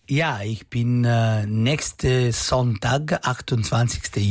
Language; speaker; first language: German; non-native, learner; Italian